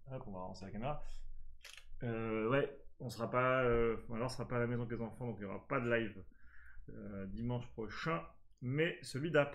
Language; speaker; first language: French; native; French